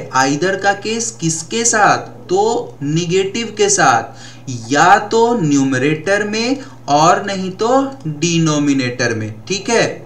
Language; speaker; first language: Hindi; native; Hindi